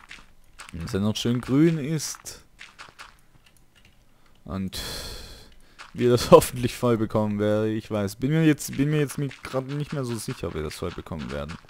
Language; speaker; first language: German; native; German